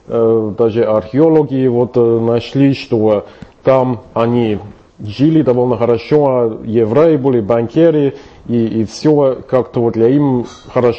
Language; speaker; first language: Russian; non-native, fluent; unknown